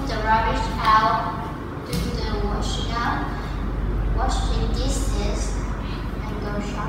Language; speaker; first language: English; non-native, learner; Vietnamese